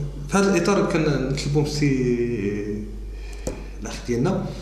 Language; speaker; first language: Arabic; native; Arabic